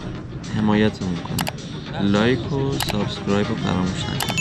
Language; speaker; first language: Persian; native; Persian